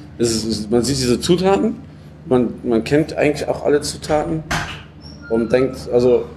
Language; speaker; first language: German; native; German